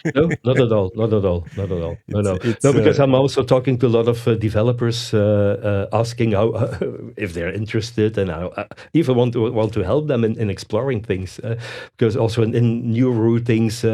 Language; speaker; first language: English; non-native, fluent; Dutch